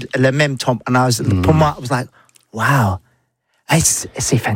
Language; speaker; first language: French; non-native, learner; English